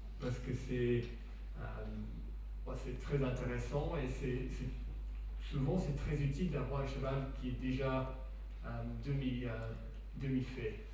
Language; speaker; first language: French; non-native, fluent; English